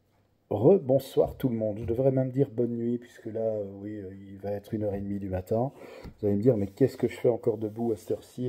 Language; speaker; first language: French; native; French